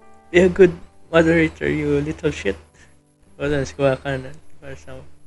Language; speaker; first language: English; non-native, local second language; Filipino